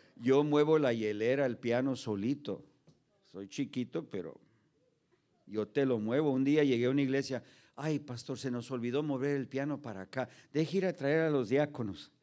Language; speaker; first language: Spanish; early bilingual, heritage; Spanish